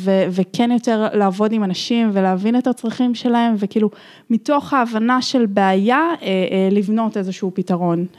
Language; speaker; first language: Hebrew; native; Hebrew